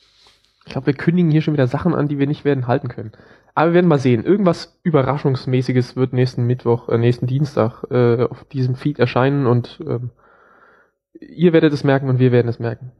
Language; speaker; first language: German; native; German